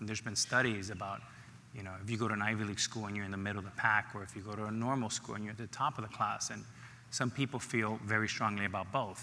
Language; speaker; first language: English; native; English